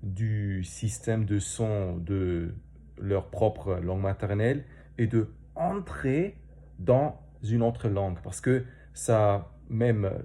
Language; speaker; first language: French; non-native, fluent; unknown